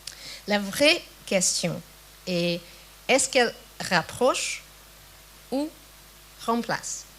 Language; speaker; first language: French; non-native, fluent; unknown